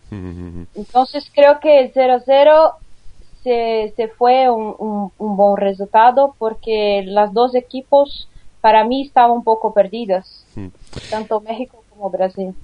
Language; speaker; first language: Spanish; non-native, learner; Portuguese